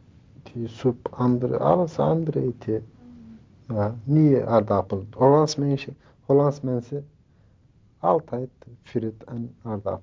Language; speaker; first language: Dutch; non-native, learner; Turkish